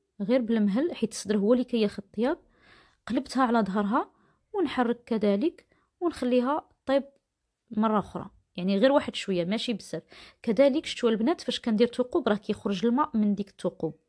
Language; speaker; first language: Arabic; native; Arabic